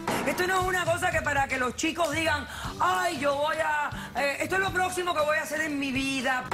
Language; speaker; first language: Spanish; native; Spanish